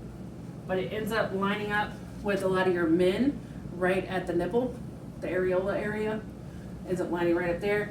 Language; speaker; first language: English; native; English